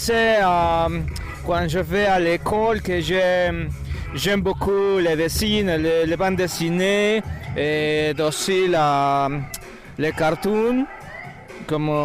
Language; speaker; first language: French; non-native, learner; Spanish